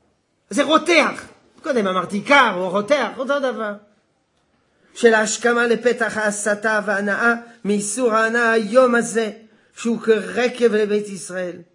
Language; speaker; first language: Hebrew; non-native, fluent; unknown